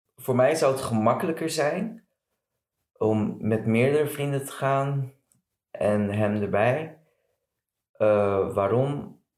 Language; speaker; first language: Dutch; early bilingual, other home language; Arabic